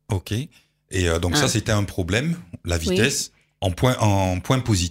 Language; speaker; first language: French; native; French